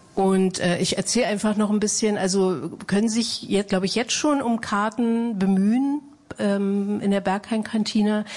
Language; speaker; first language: German; native; German